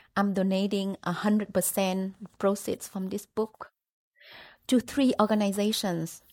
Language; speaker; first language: English; non-native, fluent; Vietnamese